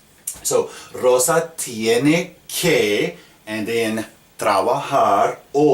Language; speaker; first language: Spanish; non-native, fluent; English